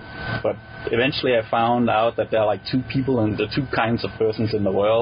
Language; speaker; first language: English; non-native, fluent; Danish